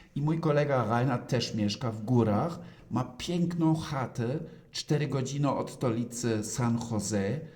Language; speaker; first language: Polish; non-native, fluent; German